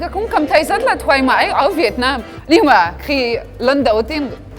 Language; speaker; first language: Vietnamese; non-native, fluent; French